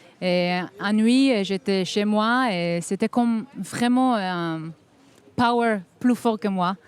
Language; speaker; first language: French; non-native, fluent; Hebrew